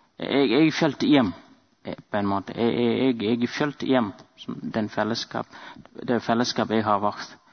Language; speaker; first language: Norwegian; non-native, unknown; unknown